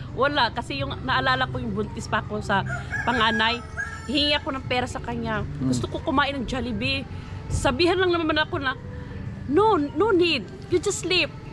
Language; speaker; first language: Filipino; non-native, local second language; Cebuano